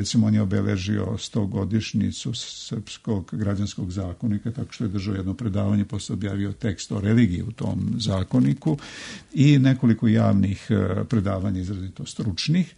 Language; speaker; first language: Serbian; native; Serbian